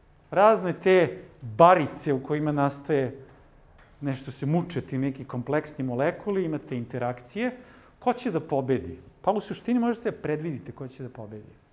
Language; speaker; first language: Serbian; native; Serbian